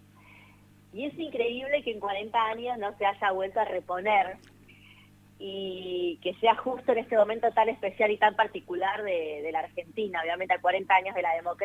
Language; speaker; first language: Spanish; native; Spanish